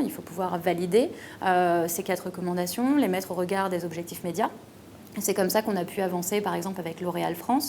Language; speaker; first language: French; native; French